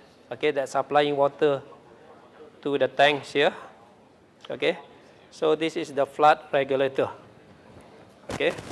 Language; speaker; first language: English; non-native, local second language; Malay